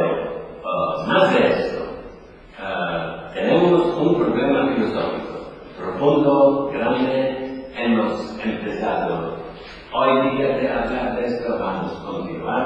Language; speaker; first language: Spanish; non-native, learner; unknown